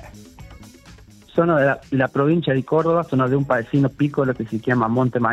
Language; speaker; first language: Italian; non-native, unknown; Spanish